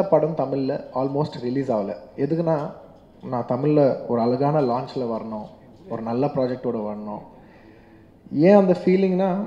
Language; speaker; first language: Tamil; non-native, local second language; Telugu